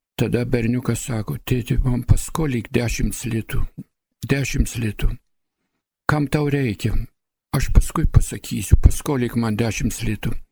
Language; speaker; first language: Lithuanian; early bilingual, heritage; Lithuanian